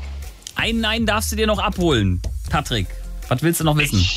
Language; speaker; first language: German; native; German